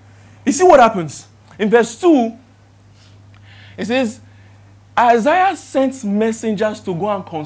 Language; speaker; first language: English; non-native, local second language; Yoruba